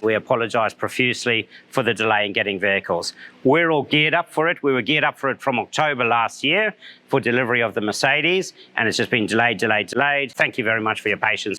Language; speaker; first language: English; native; English